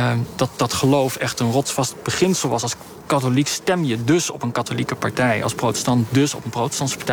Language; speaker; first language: Dutch; native; Dutch